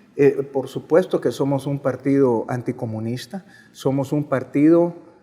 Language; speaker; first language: Spanish; native; Spanish